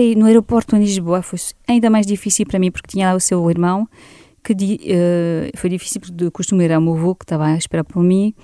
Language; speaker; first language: Portuguese; non-native, fluent; French